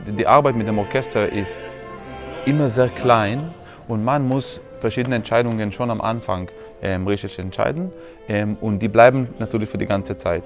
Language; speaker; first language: German; non-native, fluent; Hebrew